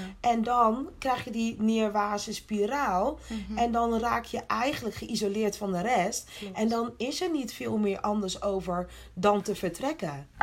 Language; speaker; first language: Dutch; early bilingual, other home language; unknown